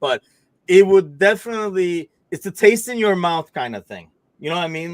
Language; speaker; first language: English; native; English